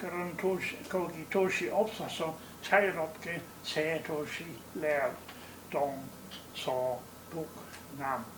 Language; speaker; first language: Korean; non-native, fluent; English